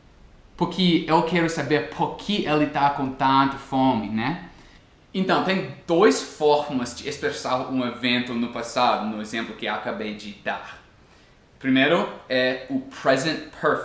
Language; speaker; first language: Portuguese; non-native, fluent; English